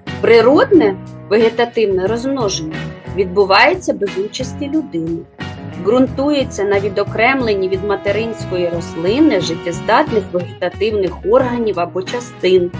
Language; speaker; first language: Ukrainian; native; Ukrainian